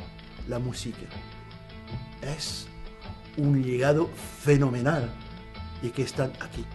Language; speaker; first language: Spanish; non-native, fluent; Arabic